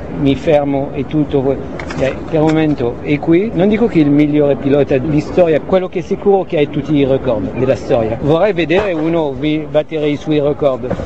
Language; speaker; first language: Italian; non-native, fluent; French